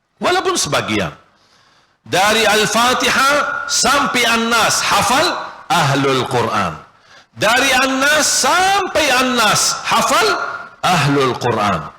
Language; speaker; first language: Malay; non-native, fluent; Arabic